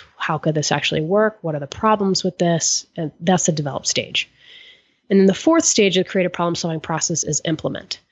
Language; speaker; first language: English; native; English